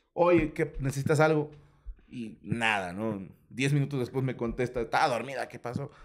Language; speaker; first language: Spanish; native; Spanish